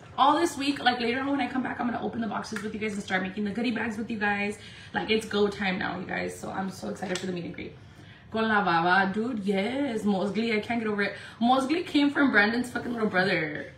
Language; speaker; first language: English; early bilingual, other home language; Spanish